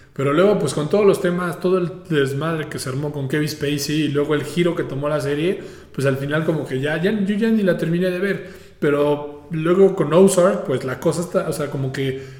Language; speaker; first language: Spanish; native; Spanish